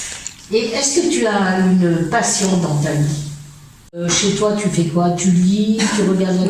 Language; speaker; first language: French; native; French